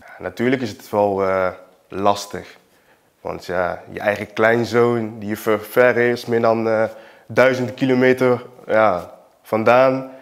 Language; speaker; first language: Dutch; early bilingual, other home language; Portuguese